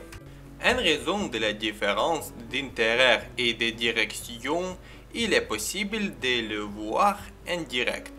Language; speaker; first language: French; non-native, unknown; Ukrainian